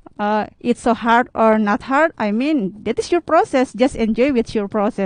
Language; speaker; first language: English; non-native, learner; Indonesian